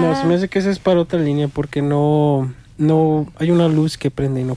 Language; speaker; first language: Spanish; early bilingual, other home language; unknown